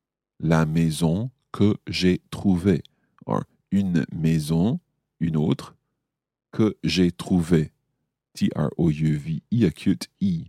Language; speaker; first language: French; non-native, fluent; English